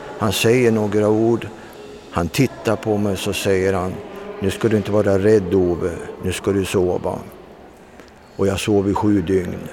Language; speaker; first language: Swedish; native; Swedish